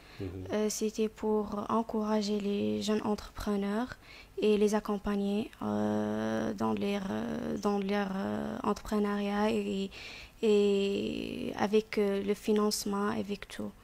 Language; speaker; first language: French; non-native, fluent; Arabic